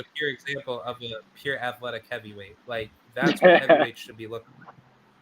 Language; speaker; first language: English; native; English